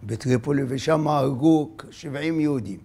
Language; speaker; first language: Hebrew; non-native, fluent; Arabic